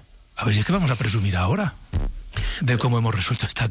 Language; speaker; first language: Spanish; native; Spanish